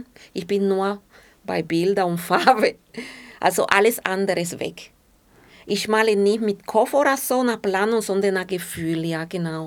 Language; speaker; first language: German; non-native, fluent; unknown